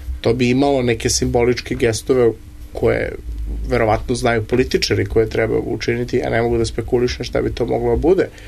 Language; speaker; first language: Serbian; native; Serbian